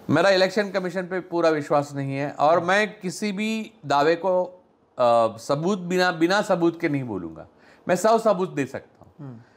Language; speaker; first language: Hindi; non-native, local second language; Marathi